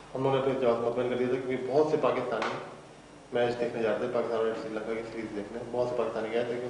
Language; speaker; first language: Urdu; native; Urdu